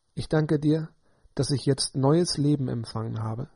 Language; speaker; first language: German; native; German